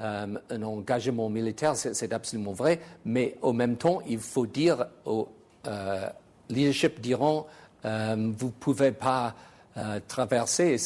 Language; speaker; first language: French; non-native, fluent; English